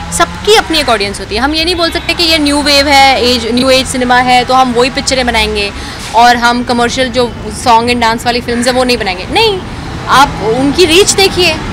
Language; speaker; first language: Hindi; native; Hindi